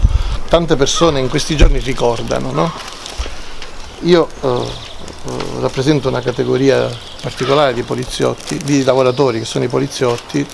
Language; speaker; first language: Italian; native; Italian